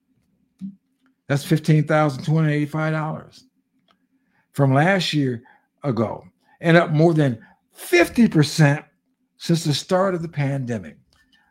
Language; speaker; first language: English; native; English